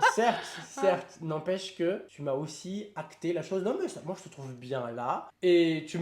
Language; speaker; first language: French; native; French